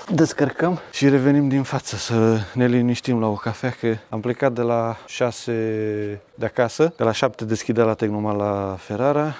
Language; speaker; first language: Romanian; native; Romanian